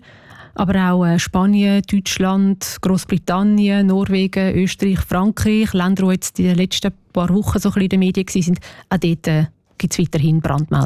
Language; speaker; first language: German; native; German